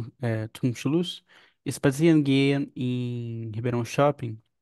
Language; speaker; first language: German; non-native, learner; Portuguese